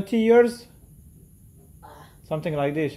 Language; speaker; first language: English; non-native, learner; French